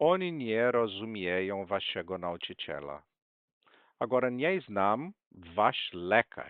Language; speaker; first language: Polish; non-native, fluent; Portuguese